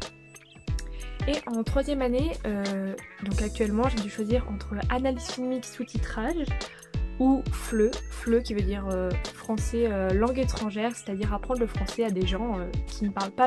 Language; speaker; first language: French; native; French